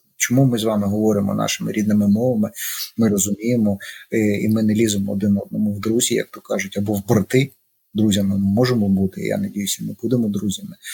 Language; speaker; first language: Ukrainian; native; Ukrainian